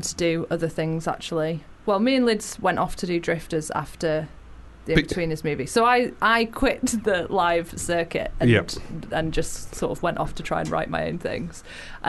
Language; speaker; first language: English; native; English